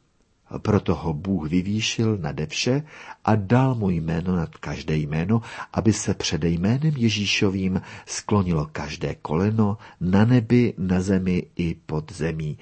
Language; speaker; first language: Czech; native; Czech